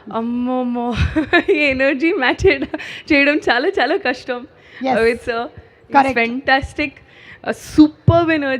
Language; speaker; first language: Telugu; non-native, learner; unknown